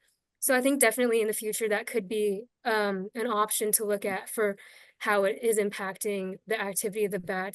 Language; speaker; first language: English; native; English